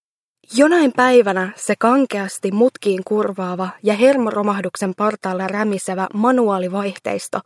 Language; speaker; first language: Finnish; native; Finnish